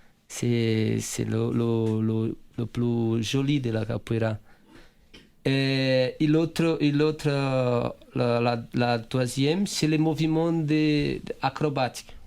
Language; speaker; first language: French; non-native, fluent; Portuguese